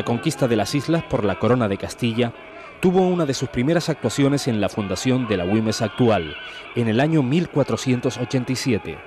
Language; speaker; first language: Spanish; native; Spanish